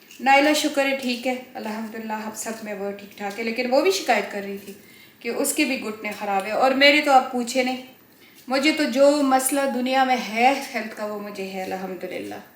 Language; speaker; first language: Urdu; non-native, local second language; Pashto